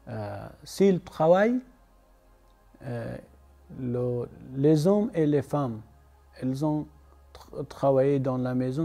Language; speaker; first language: French; non-native, learner; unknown